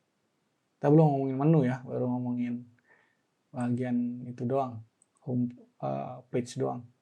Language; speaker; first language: Indonesian; native; Indonesian